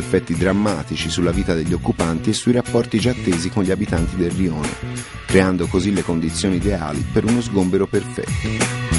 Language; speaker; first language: Italian; native; Italian